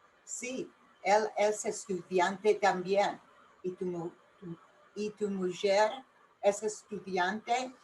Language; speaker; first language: Spanish; non-native, learner; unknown